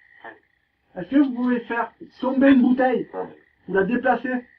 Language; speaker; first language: French; native; French